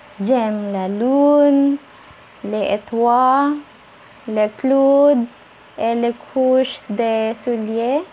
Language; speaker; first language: French; non-native, learner; Filipino